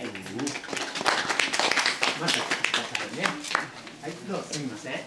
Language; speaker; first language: Japanese; native; Japanese